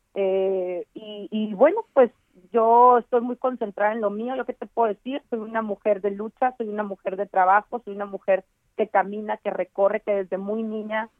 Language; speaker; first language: Spanish; native; Spanish